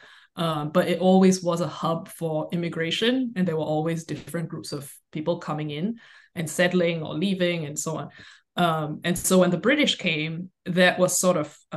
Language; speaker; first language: English; native; English